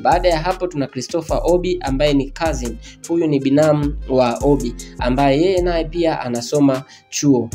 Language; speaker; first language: Swahili; native; Swahili